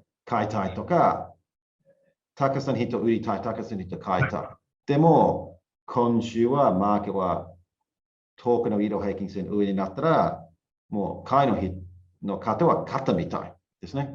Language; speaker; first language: Japanese; non-native, learner; English